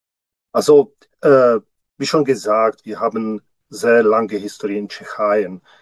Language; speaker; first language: German; non-native, learner; Czech